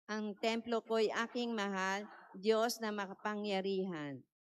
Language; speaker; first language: Filipino; native; Filipino